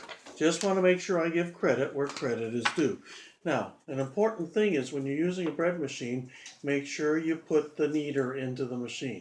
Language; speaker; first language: English; native; English